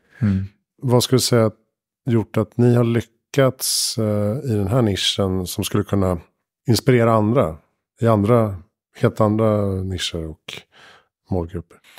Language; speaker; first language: Swedish; native; Swedish